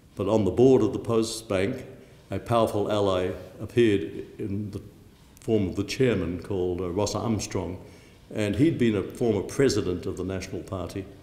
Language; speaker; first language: English; native; English